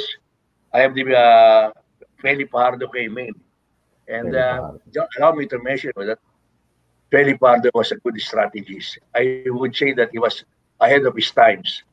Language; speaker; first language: English; non-native, local second language; Filipino